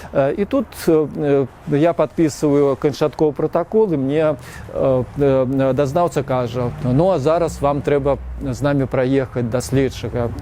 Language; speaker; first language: Belarusian; native; Belarusian